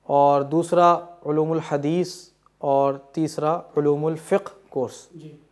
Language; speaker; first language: Urdu; native; Urdu